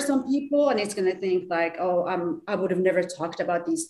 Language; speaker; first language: English; non-native, fluent; Persian